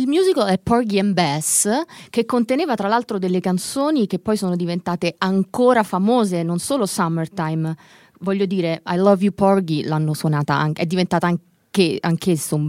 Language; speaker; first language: Italian; native; Italian